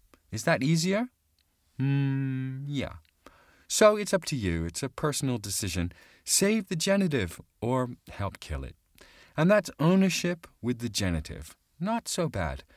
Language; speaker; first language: English; native; English